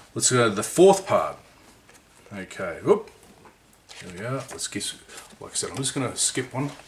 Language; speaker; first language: English; native; English